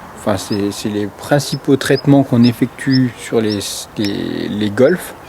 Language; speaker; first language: French; native; French